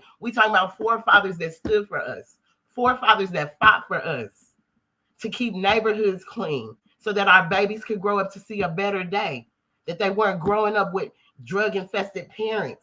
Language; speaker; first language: English; native; English